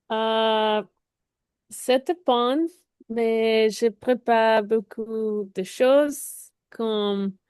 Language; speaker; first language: French; non-native, learner; Spanish